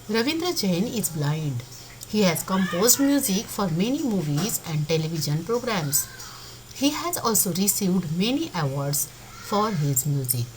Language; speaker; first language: English; non-native, local second language; Marathi